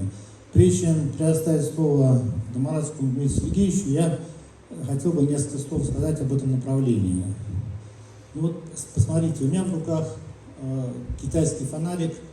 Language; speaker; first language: Russian; native; Russian